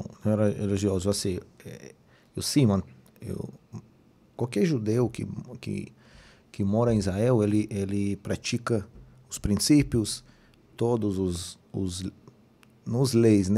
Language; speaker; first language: Portuguese; non-native, fluent; Hebrew